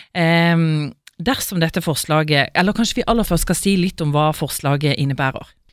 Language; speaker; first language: Norwegian; native; Norwegian